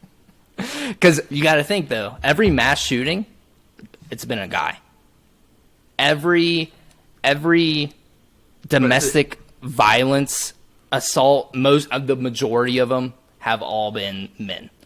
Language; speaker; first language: English; native; English